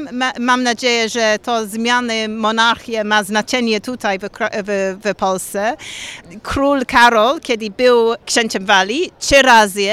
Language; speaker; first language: Polish; non-native, learner; English